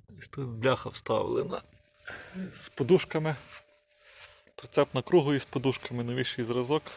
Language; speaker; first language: Ukrainian; native; Ukrainian